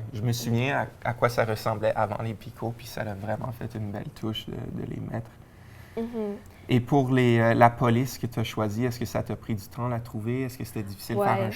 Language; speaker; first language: French; native; French